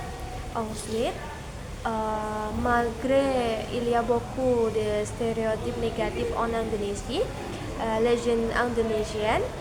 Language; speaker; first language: French; non-native, learner; Indonesian